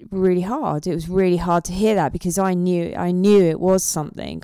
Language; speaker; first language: English; native; English